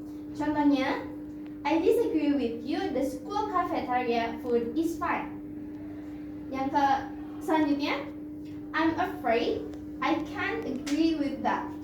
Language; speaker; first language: English; non-native, fluent; Indonesian